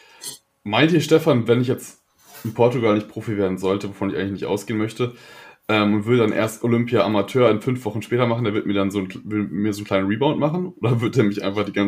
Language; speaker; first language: German; native; German